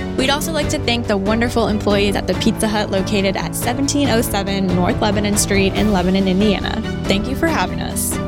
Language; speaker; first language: English; native; English